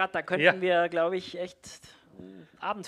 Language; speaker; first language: German; native; German